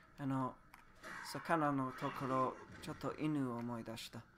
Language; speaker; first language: Japanese; non-native, learner; English